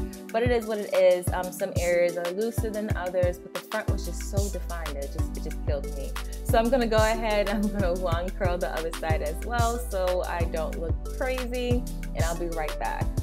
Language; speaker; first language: English; native; English